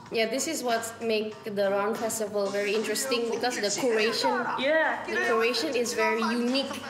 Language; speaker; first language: English; non-native, fluent; Indonesian